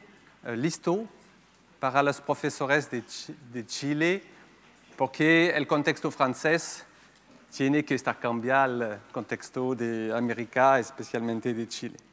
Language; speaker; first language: Spanish; non-native, fluent; French